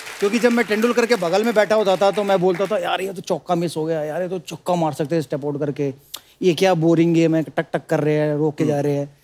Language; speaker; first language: Hindi; native; Hindi